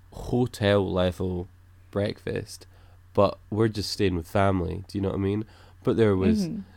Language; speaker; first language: English; native; English